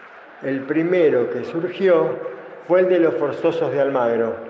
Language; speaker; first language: Spanish; native; Spanish